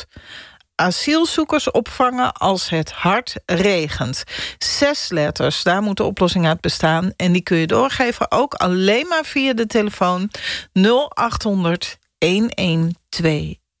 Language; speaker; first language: Dutch; native; Dutch